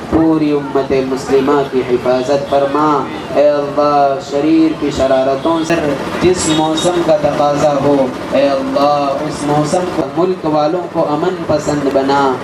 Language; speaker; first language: Urdu; non-native, local second language; Gujarati